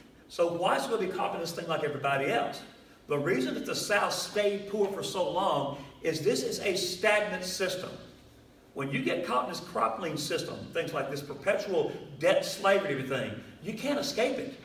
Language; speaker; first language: English; native; English